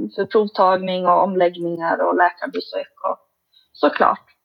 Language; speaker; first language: Swedish; native; Swedish